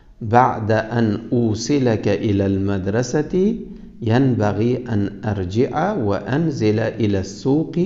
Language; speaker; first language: Arabic; non-native, fluent; Uzbek